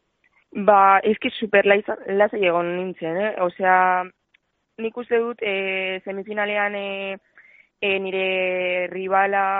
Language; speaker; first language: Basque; non-native, local second language; Spanish